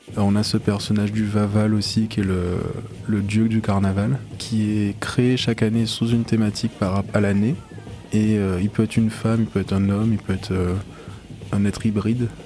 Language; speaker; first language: French; native; French